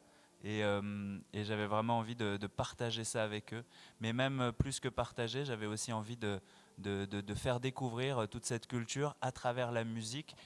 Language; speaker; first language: French; native; French